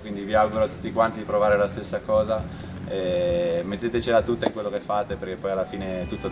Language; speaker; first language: Italian; native; Italian